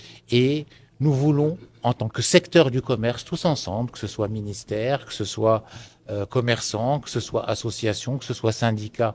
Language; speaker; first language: French; non-native, local second language; Arabic